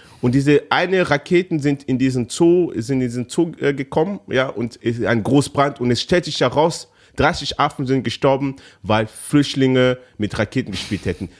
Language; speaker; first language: German; early bilingual, other home language; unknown